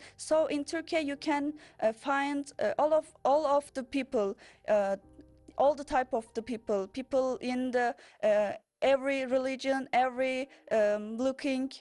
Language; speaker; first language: English; non-native, learner; Turkish